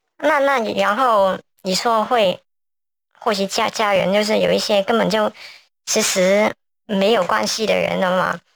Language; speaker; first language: Chinese; non-native, local second language; Cantonese